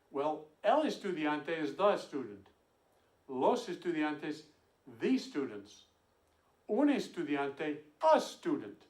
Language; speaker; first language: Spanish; non-native, fluent; English